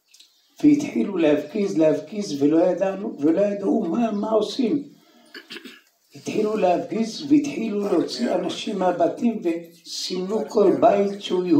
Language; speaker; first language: Hebrew; early bilingual, other home language; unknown